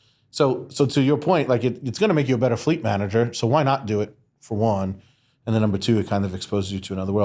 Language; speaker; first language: English; native; English